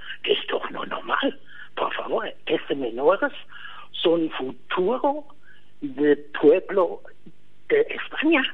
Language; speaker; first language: Spanish; non-native, learner; German